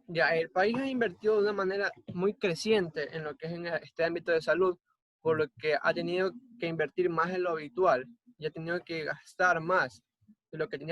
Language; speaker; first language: Spanish; native; Spanish